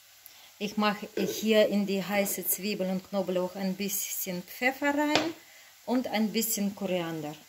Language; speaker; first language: German; non-native, fluent; Russian